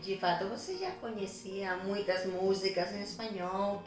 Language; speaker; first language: Portuguese; non-native, fluent; Spanish